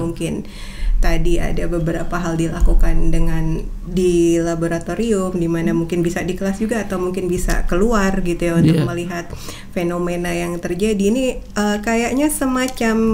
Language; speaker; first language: Indonesian; native; Indonesian